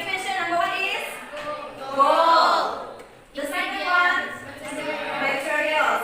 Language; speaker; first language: English; non-native, learner; Indonesian